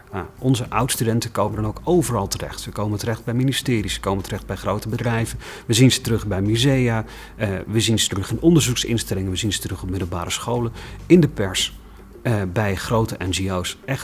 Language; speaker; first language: Dutch; native; Dutch